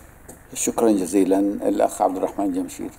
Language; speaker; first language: Arabic; native; Arabic